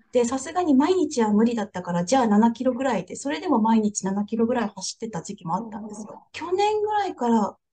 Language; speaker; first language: Japanese; native; Japanese